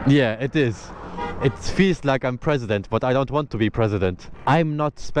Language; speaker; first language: English; non-native, learner; German